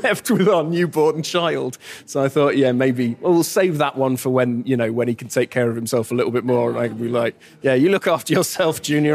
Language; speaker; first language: English; native; English